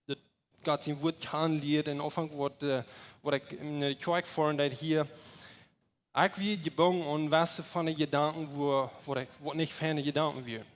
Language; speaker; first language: German; non-native, learner; Plautdietsch